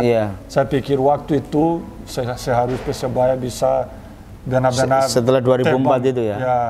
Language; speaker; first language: Indonesian; non-native, fluent; Portuguese